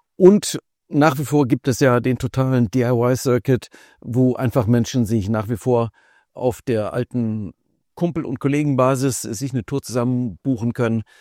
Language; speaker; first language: German; native; German